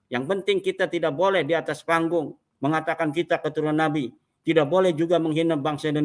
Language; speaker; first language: Indonesian; native; Indonesian